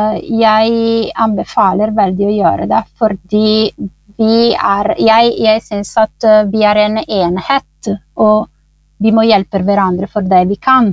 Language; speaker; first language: Norwegian; non-native, fluent; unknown